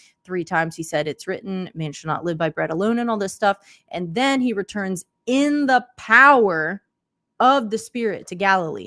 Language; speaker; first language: English; native; English